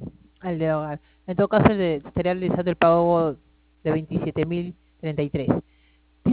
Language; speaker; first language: Spanish; native; Spanish